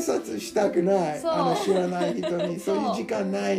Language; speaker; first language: Japanese; non-native, learner; English